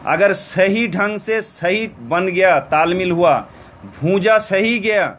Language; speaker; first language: Hindi; non-native, local second language; Bangla